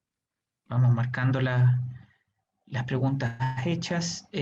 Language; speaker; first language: Spanish; native; Spanish